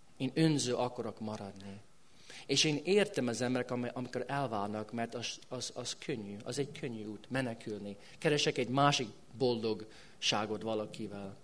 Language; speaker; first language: Hungarian; non-native, fluent; English